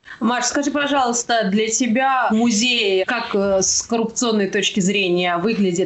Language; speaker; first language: Russian; native; Russian